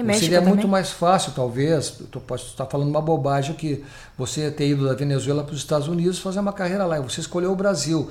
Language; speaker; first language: Portuguese; native; Portuguese